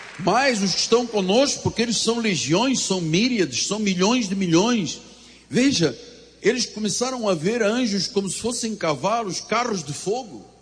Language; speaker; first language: Portuguese; native; Portuguese